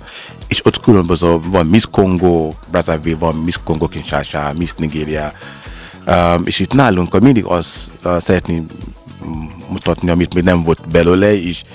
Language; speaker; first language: Hungarian; non-native, learner; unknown